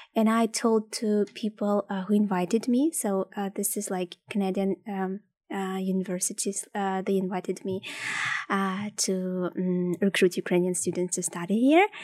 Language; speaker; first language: English; non-native, fluent; Ukrainian